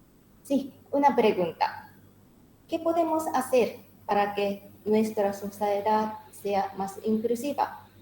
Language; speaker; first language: Spanish; non-native, learner; Japanese